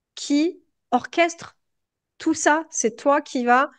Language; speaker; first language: French; native; French